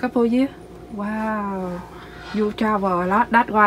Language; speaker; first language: English; non-native, learner; Vietnamese